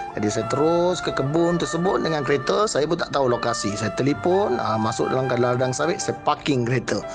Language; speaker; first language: Malay; non-native, local second language; Tamil